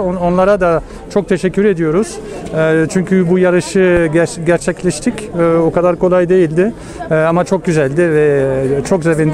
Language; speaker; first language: Turkish; non-native, fluent; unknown